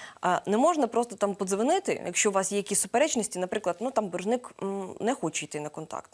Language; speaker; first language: Ukrainian; native; Ukrainian